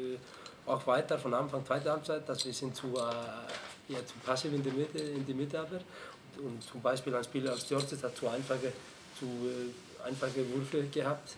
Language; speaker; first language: German; non-native, fluent; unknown